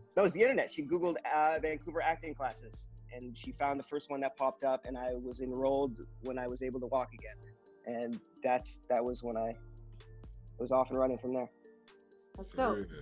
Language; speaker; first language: English; native; English